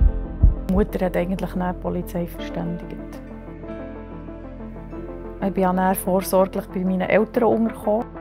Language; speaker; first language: German; native; German